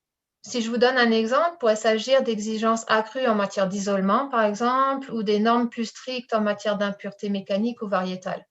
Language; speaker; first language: French; native; French